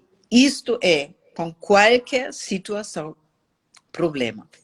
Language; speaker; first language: Portuguese; non-native, learner; German